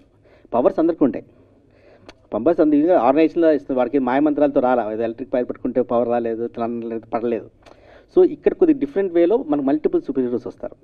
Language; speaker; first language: Telugu; native; Telugu